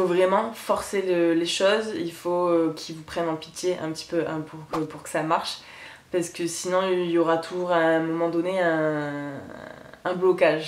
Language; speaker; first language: French; native; French